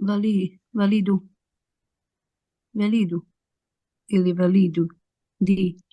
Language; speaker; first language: Arabic; non-native, learner; Bosnian